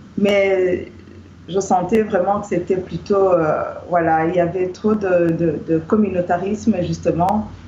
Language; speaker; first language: French; non-native, local second language; Kinyarwanda